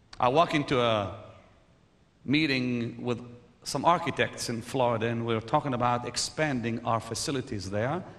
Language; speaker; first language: English; non-native, fluent; Arabic